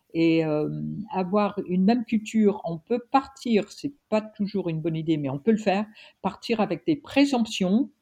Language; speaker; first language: French; non-native, fluent; English